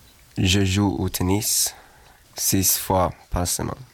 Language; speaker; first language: French; non-native, learner; Swedish